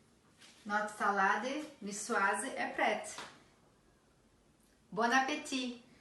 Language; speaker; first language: French; non-native, learner; Portuguese